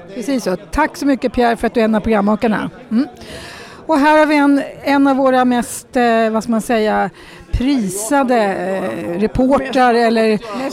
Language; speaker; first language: Swedish; native; Swedish